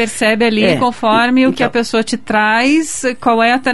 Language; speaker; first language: Portuguese; native; Portuguese